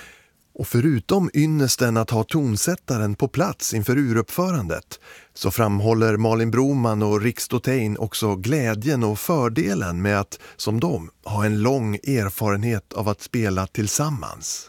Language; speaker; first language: Swedish; native; Swedish